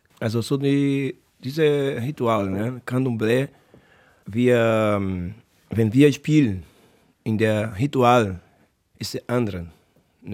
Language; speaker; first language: German; non-native, learner; Portuguese